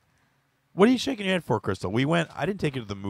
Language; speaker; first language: English; native; English